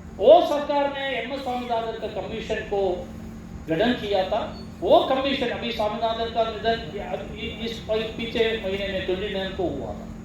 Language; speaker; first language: Hindi; non-native, local second language; Malayalam